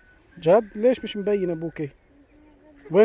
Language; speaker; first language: Arabic; native; Arabic